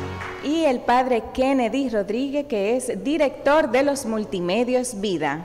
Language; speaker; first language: Spanish; native; Spanish